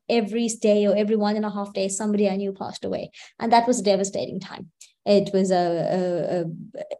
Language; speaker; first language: English; native; English